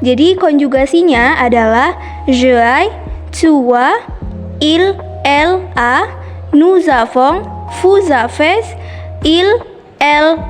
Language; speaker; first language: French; non-native, learner; Indonesian